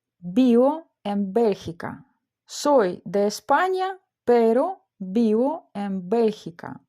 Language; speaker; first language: Spanish; non-native, fluent; Ukrainian